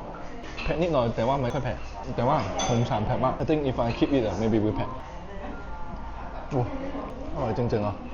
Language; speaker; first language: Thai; non-native, learner; Cantonese